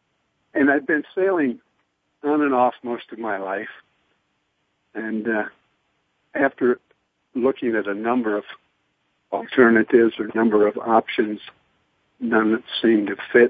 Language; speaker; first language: English; native; English